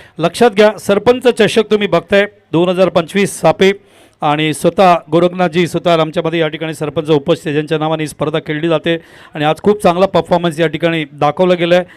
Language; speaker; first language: Marathi; non-native, local second language; Tamil